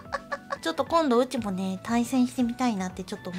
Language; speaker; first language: Japanese; native; Japanese